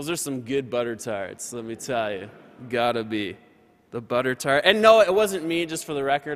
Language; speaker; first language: English; native; English